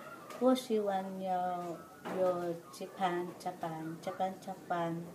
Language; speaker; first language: Chinese; non-native, learner; Filipino